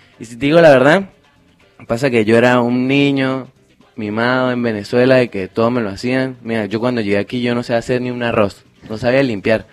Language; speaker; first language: Spanish; native; Spanish